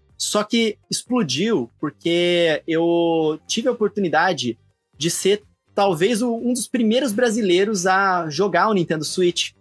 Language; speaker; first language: Portuguese; native; Portuguese